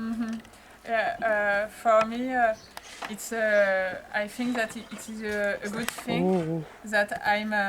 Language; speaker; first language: English; non-native, learner; French